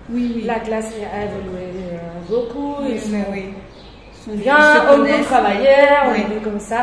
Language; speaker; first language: French; non-native, fluent; Spanish